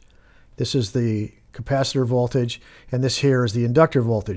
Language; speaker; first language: English; native; English